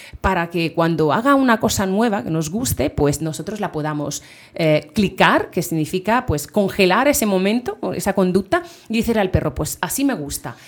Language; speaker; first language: Spanish; non-native, fluent; Italian